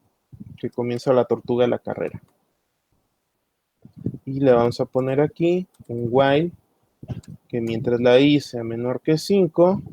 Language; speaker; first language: Spanish; native; Spanish